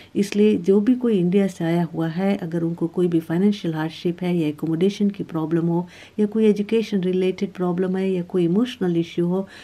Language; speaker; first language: Hindi; native; Hindi